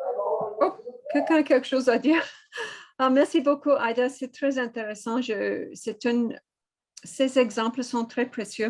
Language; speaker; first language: French; non-native, fluent; English